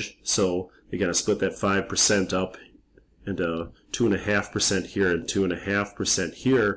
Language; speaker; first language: English; native; English